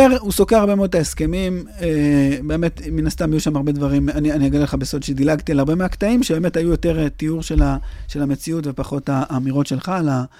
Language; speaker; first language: Hebrew; native; Hebrew